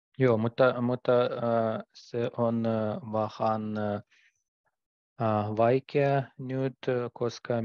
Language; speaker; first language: Finnish; non-native, learner; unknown